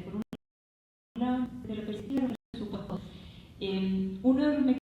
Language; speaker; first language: Spanish; native; Spanish